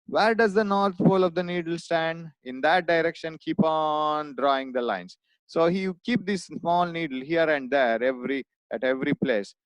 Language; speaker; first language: English; non-native, local second language; Kannada